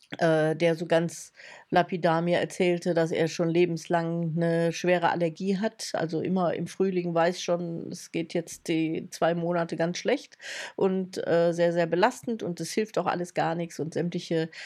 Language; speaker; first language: German; native; German